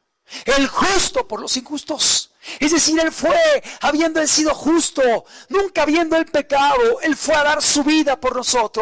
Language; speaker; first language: Spanish; native; Spanish